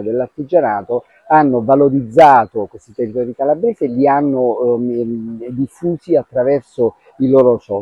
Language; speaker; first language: Italian; native; Italian